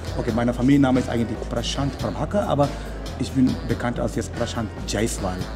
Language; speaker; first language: German; non-native, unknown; Hindi